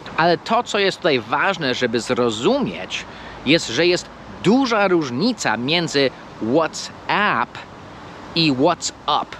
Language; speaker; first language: Polish; non-native, fluent; English